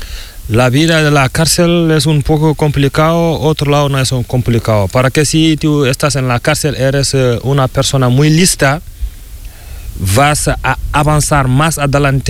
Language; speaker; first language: Spanish; non-native, learner; Fula